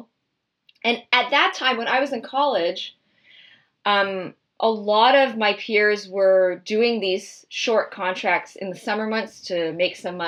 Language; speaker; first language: English; native; English